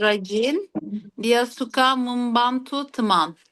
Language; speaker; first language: Indonesian; non-native, learner; Turkish